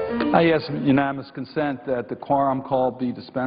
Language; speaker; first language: English; native; English